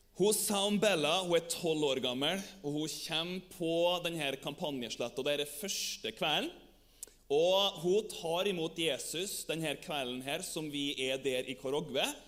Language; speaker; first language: Norwegian; native; Norwegian